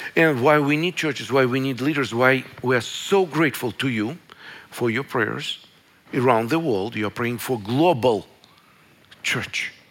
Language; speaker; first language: English; non-native, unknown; Russian